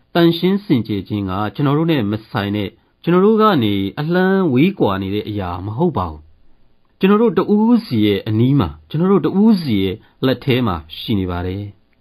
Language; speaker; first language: Burmese; native; Burmese